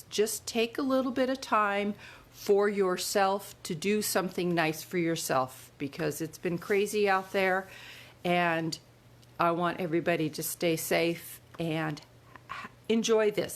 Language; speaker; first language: English; native; English